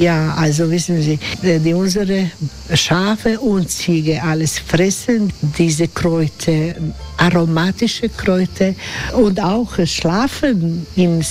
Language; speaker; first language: German; non-native, learner; Croatian